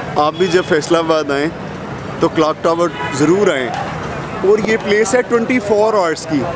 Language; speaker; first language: Urdu; non-native, local second language; Punjabi